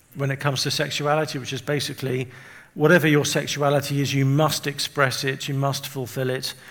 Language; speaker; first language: English; native; English